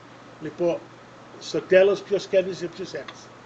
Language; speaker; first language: Greek; early bilingual, other home language; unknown